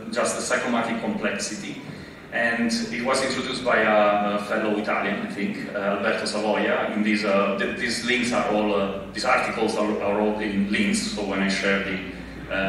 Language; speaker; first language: English; non-native, fluent; Italian